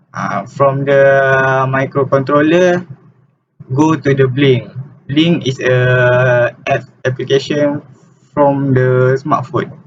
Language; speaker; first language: English; non-native, local second language; Malay